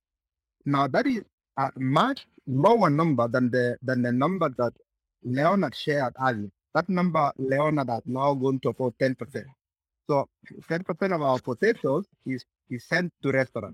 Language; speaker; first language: English; non-native, local second language; Kikuyu